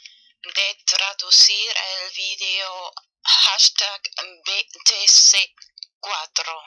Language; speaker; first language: Spanish; non-native, fluent; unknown